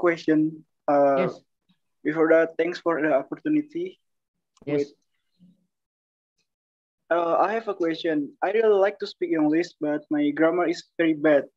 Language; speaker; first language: English; non-native, learner; Indonesian